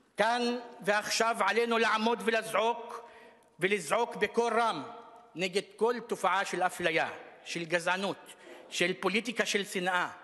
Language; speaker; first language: Hebrew; non-native, local second language; Arabic